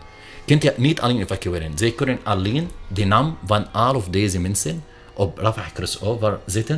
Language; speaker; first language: Dutch; non-native, learner; Arabic